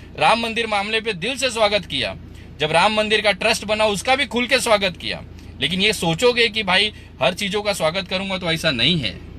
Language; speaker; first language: Hindi; native; Hindi